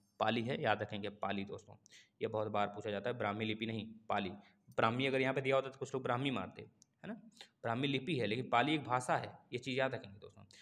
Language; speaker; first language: Hindi; native; Hindi